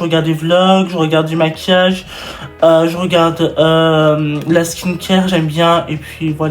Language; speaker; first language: French; native; French